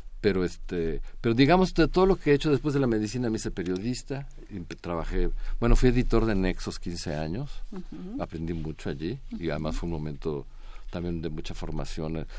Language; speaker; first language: Spanish; native; Spanish